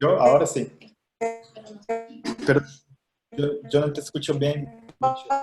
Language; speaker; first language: Spanish; non-native, fluent; Portuguese